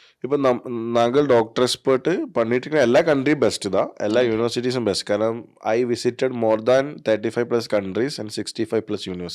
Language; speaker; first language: Tamil; non-native, learner; Malayalam